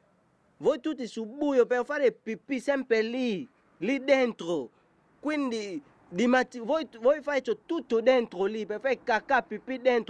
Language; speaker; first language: Italian; non-native, learner; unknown